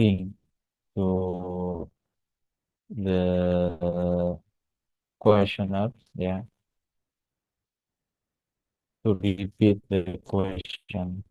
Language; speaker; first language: English; non-native, fluent; Indonesian